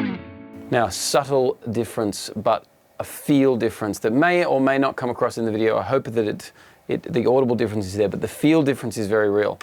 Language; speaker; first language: English; native; English